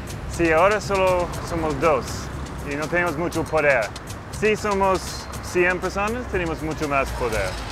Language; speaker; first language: Spanish; non-native, learner; English